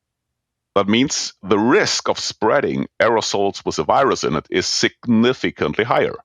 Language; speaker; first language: English; non-native, fluent; German